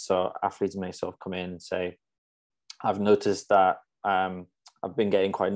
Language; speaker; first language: English; non-native, fluent; Polish